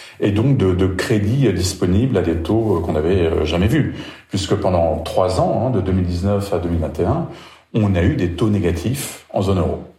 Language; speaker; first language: French; native; French